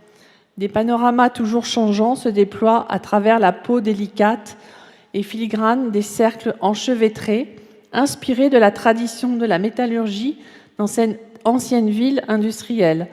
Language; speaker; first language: French; native; French